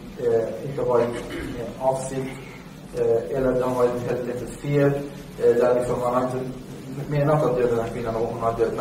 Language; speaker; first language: Swedish; early bilingual, other home language; Arabic